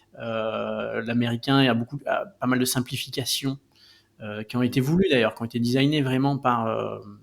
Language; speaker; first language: French; native; French